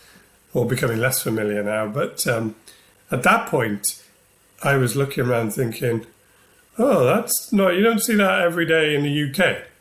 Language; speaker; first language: English; native; English